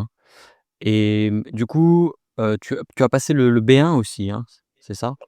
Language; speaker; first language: French; native; French